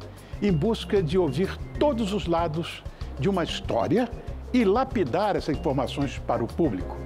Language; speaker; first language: Portuguese; native; Portuguese